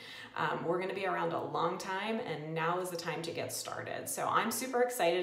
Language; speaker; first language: English; native; English